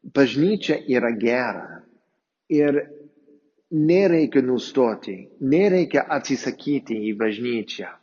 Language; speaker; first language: Lithuanian; non-native, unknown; English